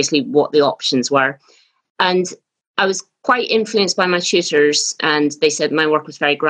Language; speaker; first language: English; native; English